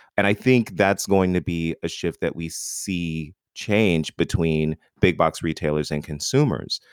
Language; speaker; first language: English; native; English